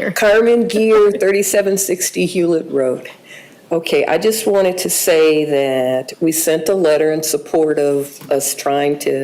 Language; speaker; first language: English; native; English